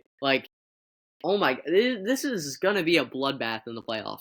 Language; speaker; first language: English; native; English